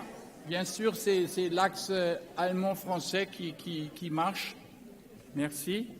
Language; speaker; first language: French; non-native, learner; German